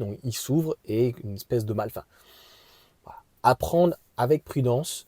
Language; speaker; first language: French; native; French